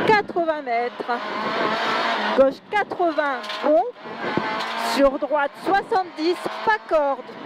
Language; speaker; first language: French; native; French